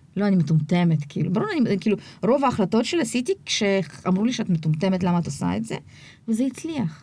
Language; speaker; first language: Hebrew; early bilingual, other home language; Russian